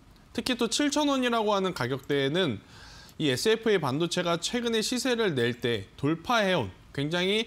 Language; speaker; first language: Korean; native; Korean